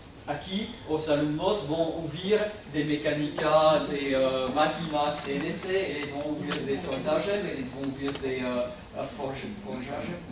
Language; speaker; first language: Portuguese; non-native, fluent; French